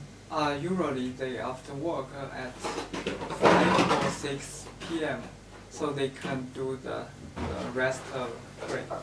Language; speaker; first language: English; non-native, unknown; Chinese